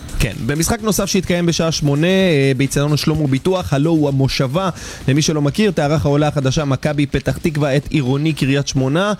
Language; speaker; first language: Hebrew; native; Hebrew